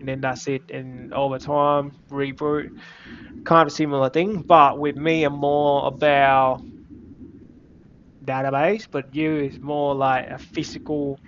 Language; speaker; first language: English; non-native, fluent; Vietnamese